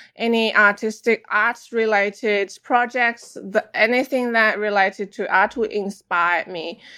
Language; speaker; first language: English; non-native, fluent; Chinese